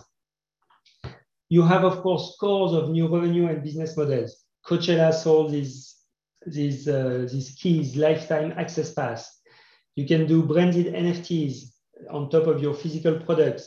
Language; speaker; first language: English; non-native, fluent; French